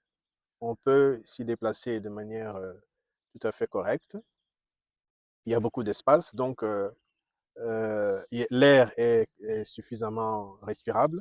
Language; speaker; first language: French; non-native, local second language; Kongo